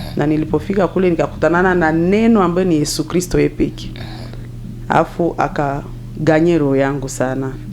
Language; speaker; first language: Swahili; native; Swahili